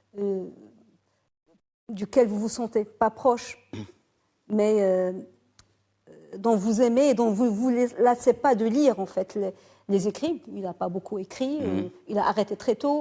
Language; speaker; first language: French; non-native, local second language; Arabic